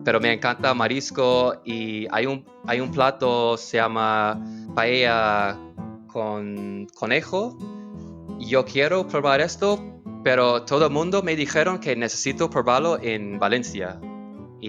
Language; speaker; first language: Spanish; non-native, learner; English